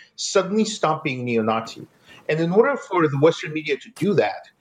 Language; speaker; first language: English; non-native, fluent; Russian